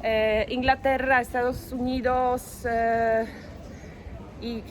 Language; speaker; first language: Spanish; non-native, fluent; Polish